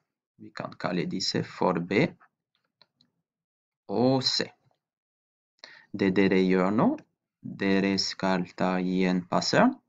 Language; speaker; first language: Norwegian; non-native, fluent; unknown